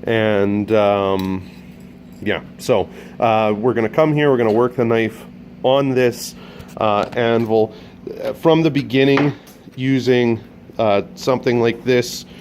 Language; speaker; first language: English; native; English